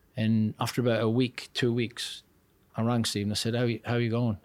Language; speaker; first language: English; native; English